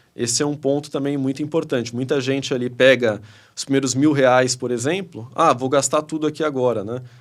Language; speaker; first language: Portuguese; early bilingual, other home language; Spanish